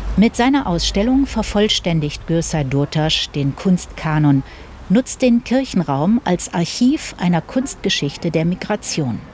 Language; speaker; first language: German; native; German